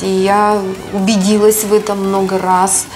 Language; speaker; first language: Russian; native; Russian